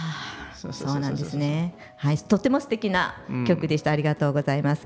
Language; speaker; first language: Japanese; native; Japanese